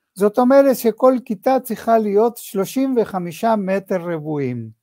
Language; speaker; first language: Hebrew; non-native, fluent; Spanish